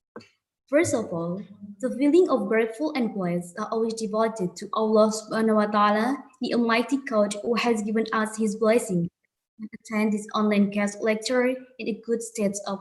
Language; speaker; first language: English; non-native, learner; Indonesian